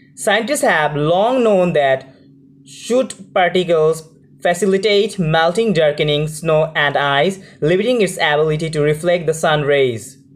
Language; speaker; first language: English; non-native, local second language; Bangla